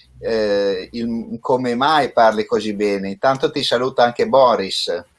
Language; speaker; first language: Italian; native; Italian